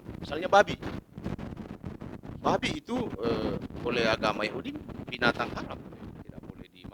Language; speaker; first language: Indonesian; native; Indonesian